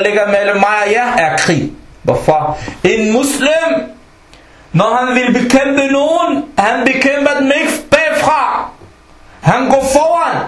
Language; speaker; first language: Danish; non-native, local second language; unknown